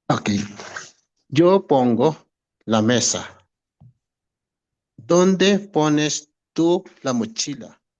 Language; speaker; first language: Spanish; non-native, learner; Filipino